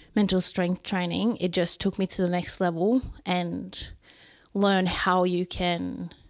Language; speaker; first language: English; non-native, fluent; Swedish